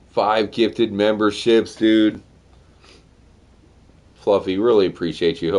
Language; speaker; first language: English; native; English